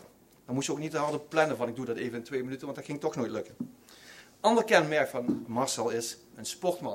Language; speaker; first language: Dutch; native; Dutch